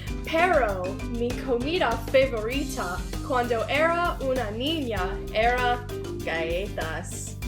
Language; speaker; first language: Spanish; non-native, learner; English